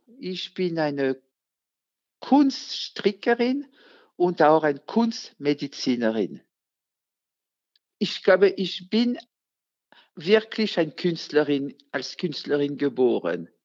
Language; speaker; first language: German; non-native, fluent; French